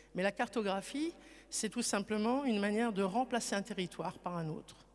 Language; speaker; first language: French; native; French